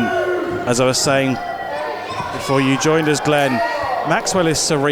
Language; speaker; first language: English; native; English